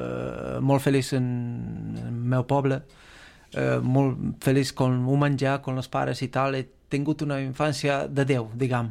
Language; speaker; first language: Catalan; non-native, fluent; Romanian